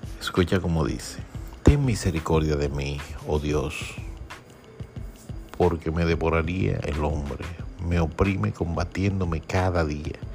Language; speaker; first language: Spanish; native; Spanish